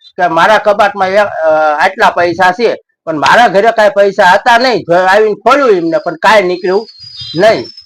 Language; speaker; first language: Gujarati; native; Gujarati